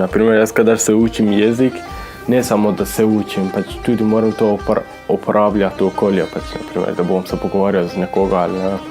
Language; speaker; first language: Slovenian; non-native, learner; Persian